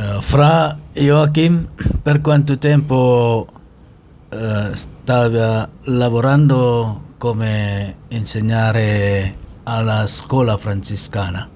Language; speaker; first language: Italian; non-native, learner; Indonesian